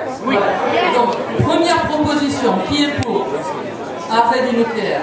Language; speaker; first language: French; native; French